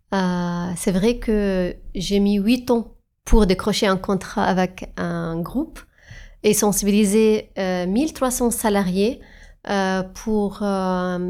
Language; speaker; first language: French; non-native, fluent; Arabic